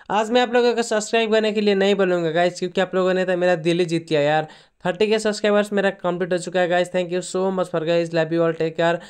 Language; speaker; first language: Hindi; native; Hindi